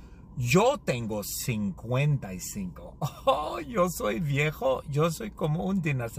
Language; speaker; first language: Spanish; non-native, learner; English